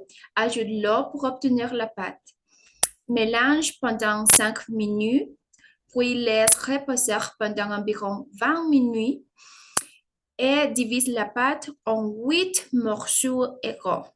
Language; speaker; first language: French; non-native, learner; Spanish